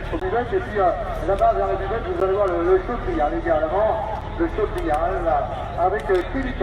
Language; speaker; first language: French; native; French